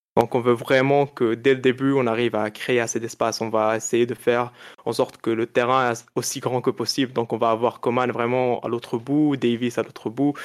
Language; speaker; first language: French; non-native, local second language; Arabic